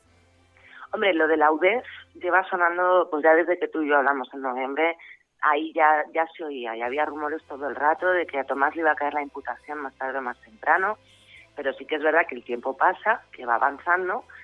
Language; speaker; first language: Spanish; native; Spanish